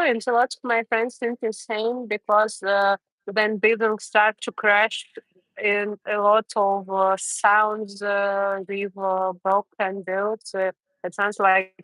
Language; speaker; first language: English; non-native, learner; Russian